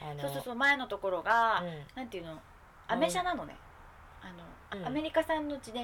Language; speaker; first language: Japanese; native; Japanese